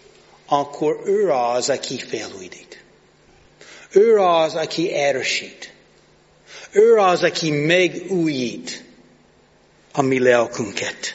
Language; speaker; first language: Hungarian; non-native, fluent; English